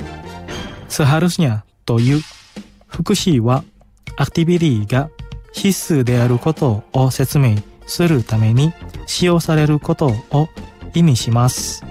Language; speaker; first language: Japanese; non-native, fluent; Indonesian